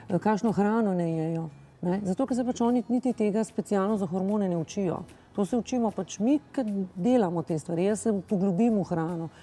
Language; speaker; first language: Slovenian; native; Slovenian